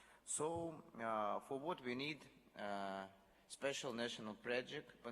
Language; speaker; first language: English; non-native, learner; Russian